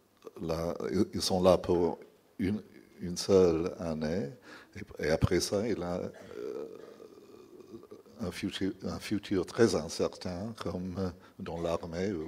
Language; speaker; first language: French; non-native, fluent; English